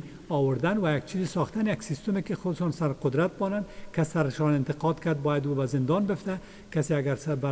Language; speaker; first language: Persian; native; Persian